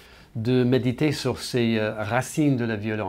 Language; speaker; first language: French; non-native, learner; English